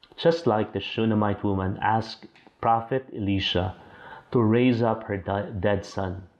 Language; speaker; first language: English; non-native, local second language; Filipino